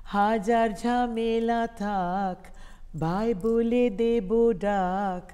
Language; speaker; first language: Bangla; non-native, learner; Tamil